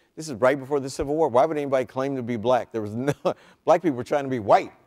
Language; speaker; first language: English; native; English